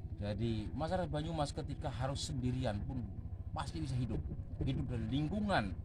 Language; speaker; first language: Indonesian; non-native, local second language; Javanese